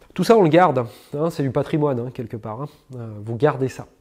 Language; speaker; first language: French; native; French